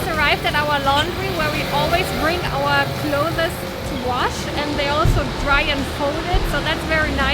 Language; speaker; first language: English; non-native, fluent; German